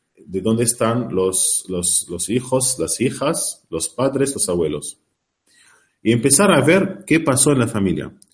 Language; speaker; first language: Spanish; non-native, learner; Arabic